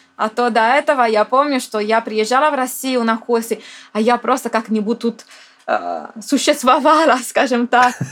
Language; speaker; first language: Russian; non-native, fluent; Italian